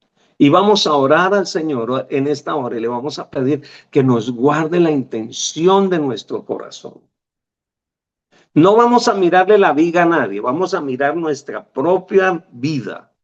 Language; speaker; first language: Spanish; native; Spanish